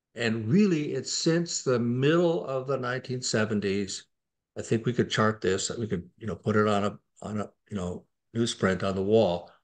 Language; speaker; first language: English; native; English